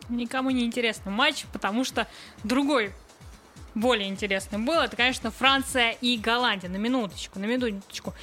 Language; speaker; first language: Russian; native; Russian